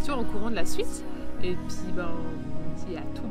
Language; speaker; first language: French; native; French